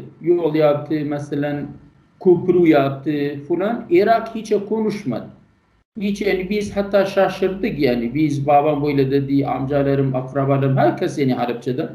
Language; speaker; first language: Turkish; non-native, learner; Kurdish